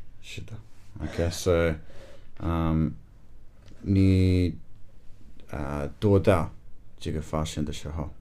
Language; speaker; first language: Chinese; non-native, learner; English